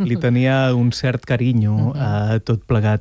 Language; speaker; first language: Catalan; native; Catalan